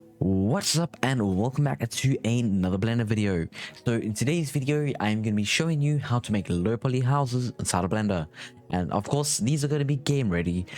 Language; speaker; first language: English; native; English